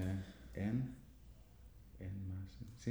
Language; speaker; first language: Spanish; non-native, learner; English